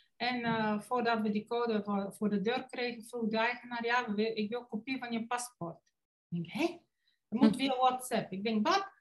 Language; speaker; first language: Dutch; non-native, fluent; Bulgarian